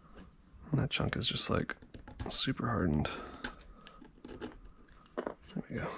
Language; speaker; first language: English; native; English